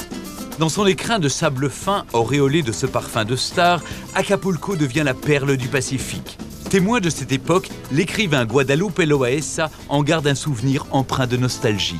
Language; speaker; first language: French; native; French